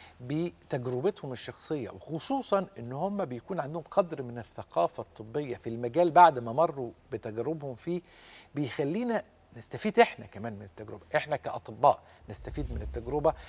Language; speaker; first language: Arabic; native; Arabic